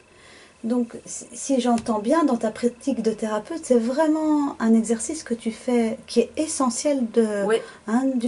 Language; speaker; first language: French; native; French